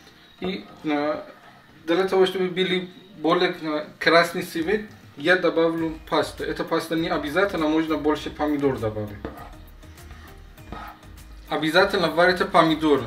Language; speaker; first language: Russian; non-native, learner; Persian